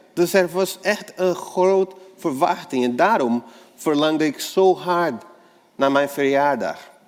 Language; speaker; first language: Dutch; non-native, fluent; Portuguese